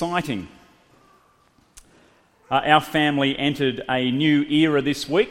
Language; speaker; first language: English; native; English